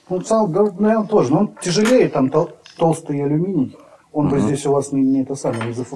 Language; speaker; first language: Russian; native; Russian